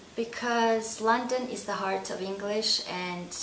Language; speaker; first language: English; non-native, fluent; Russian